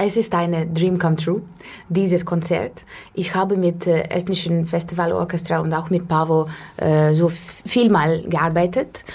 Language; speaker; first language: German; non-native, fluent; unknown